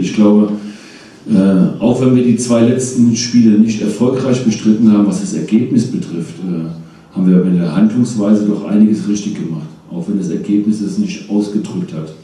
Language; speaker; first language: German; native; German